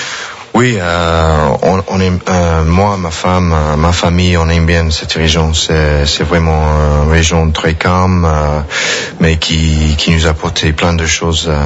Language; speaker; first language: French; non-native, fluent; English